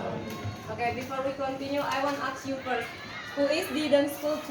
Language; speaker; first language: English; non-native, learner; Indonesian